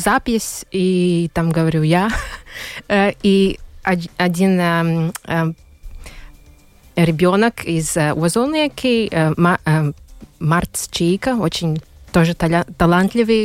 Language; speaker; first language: Russian; non-native, local second language; Latvian